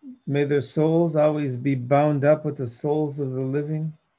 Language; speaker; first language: English; native; English